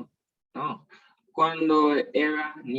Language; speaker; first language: Spanish; non-native, learner; English